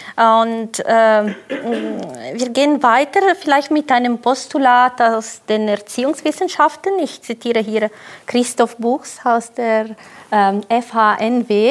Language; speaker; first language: German; non-native, fluent; French